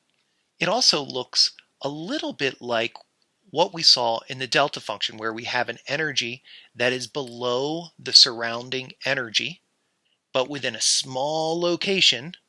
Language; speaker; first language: English; native; English